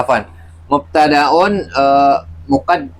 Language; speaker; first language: Arabic; non-native, learner; Indonesian